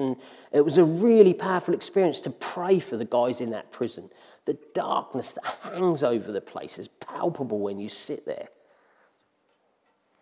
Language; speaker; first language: English; native; English